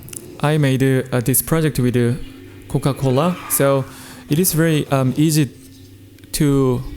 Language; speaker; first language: English; non-native, learner; Korean